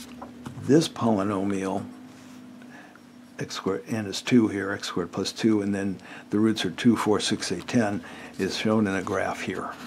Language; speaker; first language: English; native; English